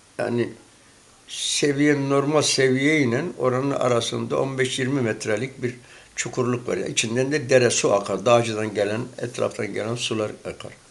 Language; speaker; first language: Turkish; native; Turkish